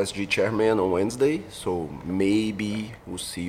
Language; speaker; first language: English; non-native, fluent; Portuguese